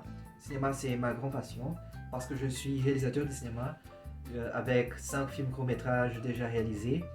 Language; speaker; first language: French; non-native, learner; Portuguese